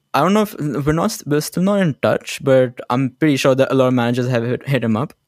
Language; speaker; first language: English; non-native, local second language; Hindi